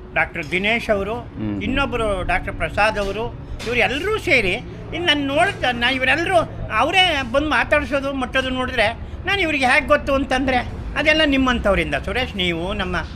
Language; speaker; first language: Kannada; native; Kannada